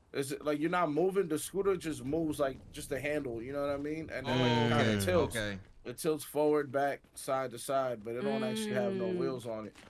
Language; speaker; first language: English; native; English